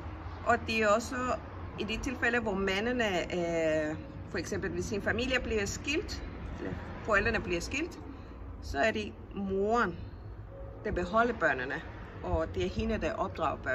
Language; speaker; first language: Danish; non-native, fluent; Spanish